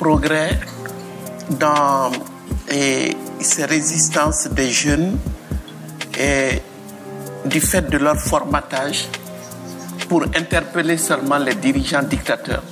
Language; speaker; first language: French; non-native, local second language; Bambara